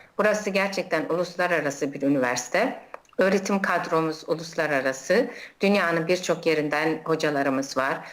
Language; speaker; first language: Turkish; native; Turkish